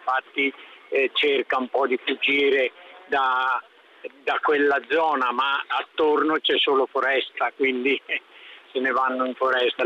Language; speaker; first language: Italian; non-native, fluent; Swahili